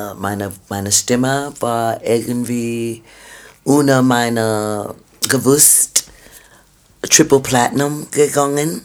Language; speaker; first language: German; non-native, fluent; English